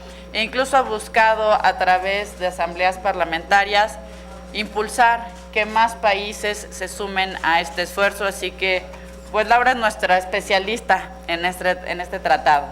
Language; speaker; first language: Spanish; native; Spanish